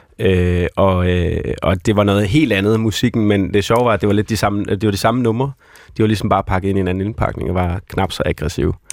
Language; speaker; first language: Danish; native; Danish